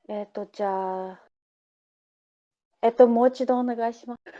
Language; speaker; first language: Japanese; non-native, learner; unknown